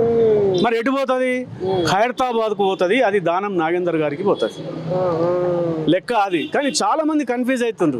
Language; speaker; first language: Telugu; native; Telugu